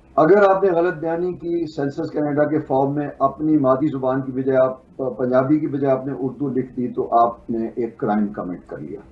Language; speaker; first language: Urdu; non-native, local second language; Punjabi